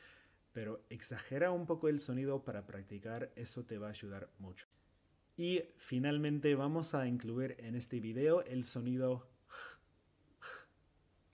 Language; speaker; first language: Spanish; non-native, fluent; English